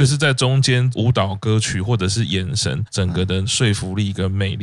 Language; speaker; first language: Chinese; native; Chinese